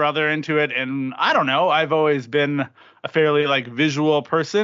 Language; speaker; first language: English; native; English